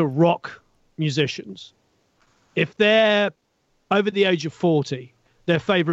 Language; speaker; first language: English; native; English